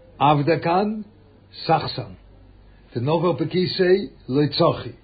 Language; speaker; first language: Hebrew; non-native, fluent; English